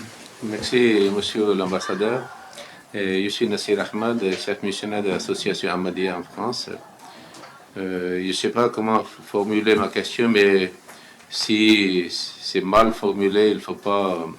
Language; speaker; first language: French; non-native, learner; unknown